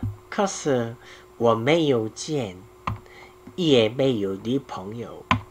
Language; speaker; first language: Chinese; non-native, learner; Korean